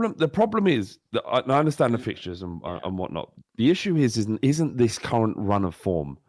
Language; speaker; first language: English; native; English